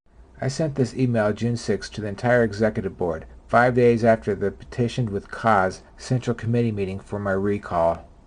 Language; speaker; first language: English; native; English